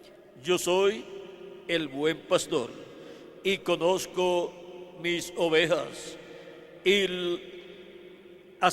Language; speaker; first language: Spanish; native; Spanish